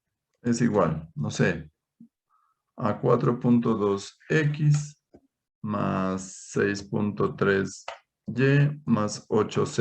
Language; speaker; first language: Spanish; native; Spanish